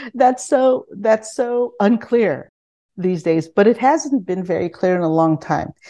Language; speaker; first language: English; non-native, local second language; Filipino